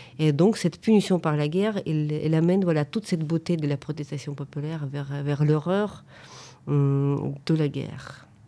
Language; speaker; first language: French; non-native, fluent; Ukrainian